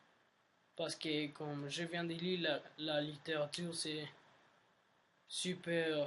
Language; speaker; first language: French; non-native, learner; Spanish